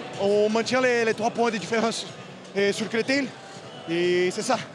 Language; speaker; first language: French; non-native, learner; Portuguese